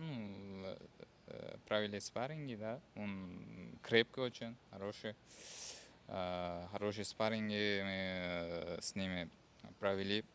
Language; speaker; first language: Russian; non-native, fluent; Uzbek